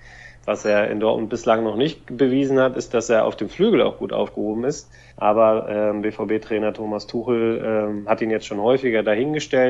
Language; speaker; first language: German; native; German